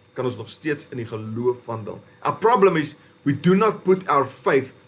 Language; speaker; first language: English; non-native, local second language; Afrikaans